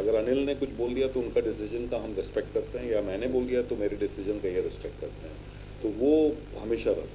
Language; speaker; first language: Hindi; native; Hindi